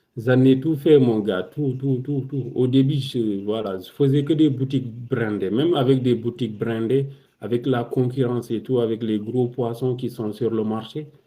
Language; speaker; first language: French; non-native, local second language; Wolof